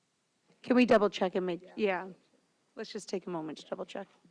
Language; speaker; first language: English; native; English